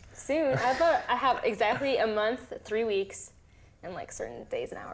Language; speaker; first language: English; native; English